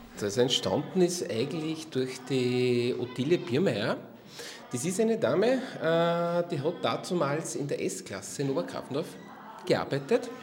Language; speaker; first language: German; native; German